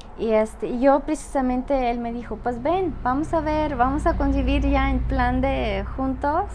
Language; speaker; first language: Spanish; non-native, fluent; Russian